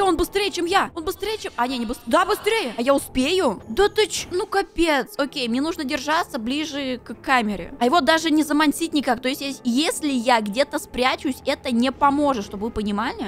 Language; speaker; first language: Russian; native; Russian